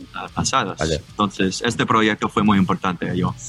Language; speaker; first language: Spanish; non-native, learner; English